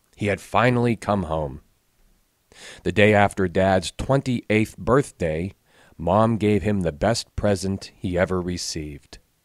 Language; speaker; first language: English; native; English